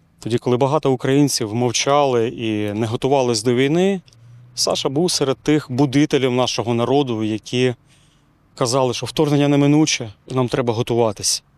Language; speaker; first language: Ukrainian; native; Ukrainian